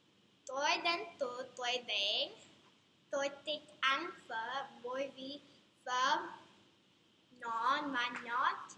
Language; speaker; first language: Vietnamese; non-native, learner; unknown